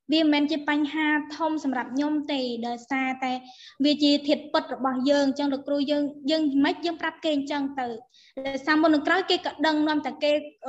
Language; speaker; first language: Khmer; non-native, local second language; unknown